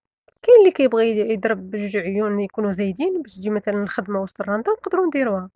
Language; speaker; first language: Arabic; native; Arabic